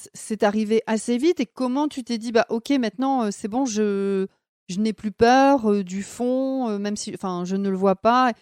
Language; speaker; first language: French; native; French